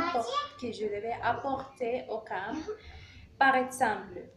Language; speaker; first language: French; non-native, learner; Spanish